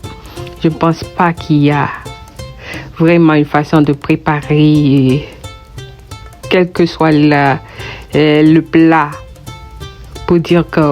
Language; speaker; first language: French; non-native, local second language; Haitian Creole